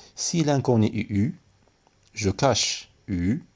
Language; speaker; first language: French; non-native, local second language; Arabic